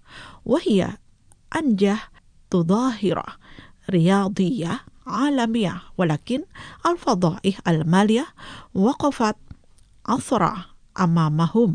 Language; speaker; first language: Arabic; non-native, fluent; Indonesian